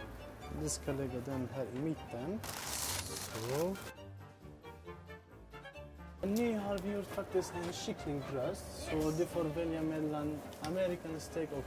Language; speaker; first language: Swedish; non-native, fluent; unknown